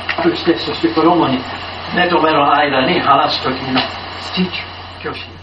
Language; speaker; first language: Japanese; non-native, learner; English